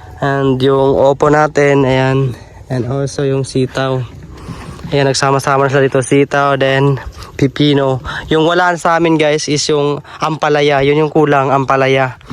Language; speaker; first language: Filipino; non-native, local second language; Cebuano